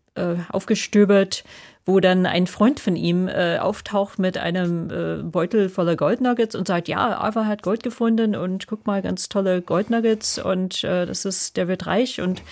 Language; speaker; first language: German; non-native, fluent; English